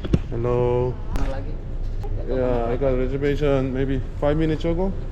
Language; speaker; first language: English; non-native, learner; Korean